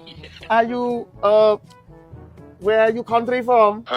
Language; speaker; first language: English; non-native, learner; Khmer